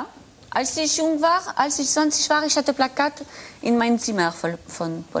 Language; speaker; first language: German; non-native, fluent; French